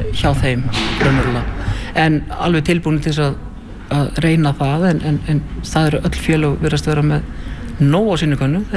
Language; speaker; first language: Icelandic; native; Icelandic